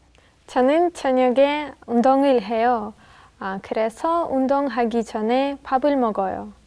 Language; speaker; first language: Korean; non-native, learner; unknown